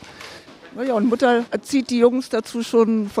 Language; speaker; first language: German; native; German